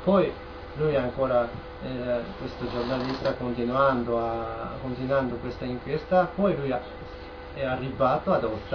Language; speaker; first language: Italian; non-native, learner; Japanese